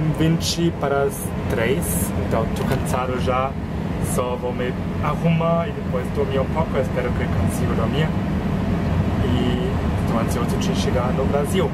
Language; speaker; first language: Portuguese; non-native, fluent; German